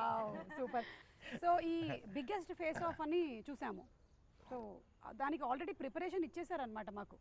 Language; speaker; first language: Telugu; native; Telugu